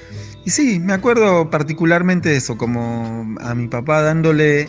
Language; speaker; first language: Spanish; native; Spanish